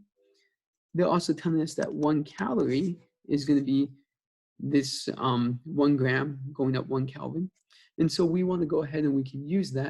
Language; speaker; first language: English; native; English